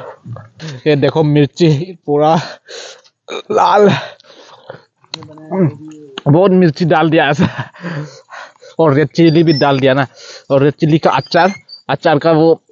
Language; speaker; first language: Hindi; non-native, local second language; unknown